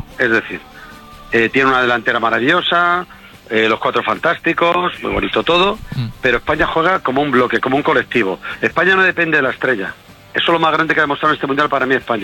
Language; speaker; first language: Spanish; native; Spanish